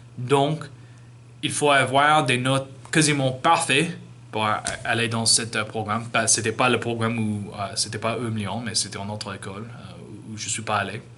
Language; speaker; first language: French; non-native, fluent; English